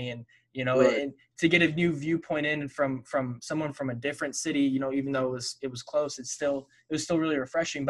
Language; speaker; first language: English; native; English